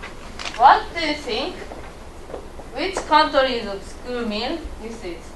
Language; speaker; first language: English; non-native, learner; Japanese